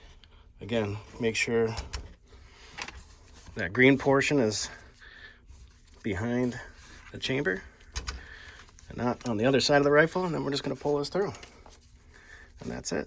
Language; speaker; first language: English; native; English